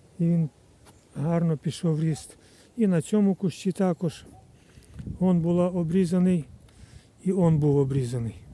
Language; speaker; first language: Ukrainian; native; Ukrainian